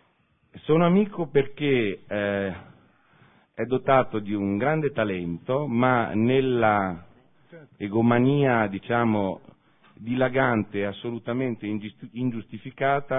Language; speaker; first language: Italian; native; Italian